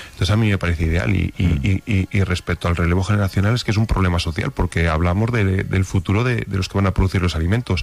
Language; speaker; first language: Spanish; native; Spanish